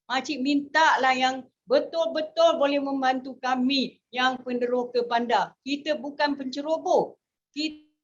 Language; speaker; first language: Malay; native; Malay